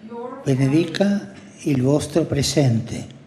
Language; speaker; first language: Italian; early bilingual, heritage; Spanish